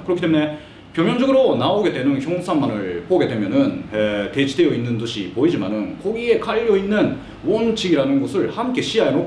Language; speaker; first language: Korean; early bilingual, heritage; Korean